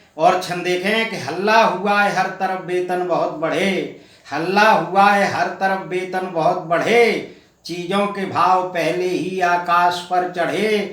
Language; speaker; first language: Hindi; native; Hindi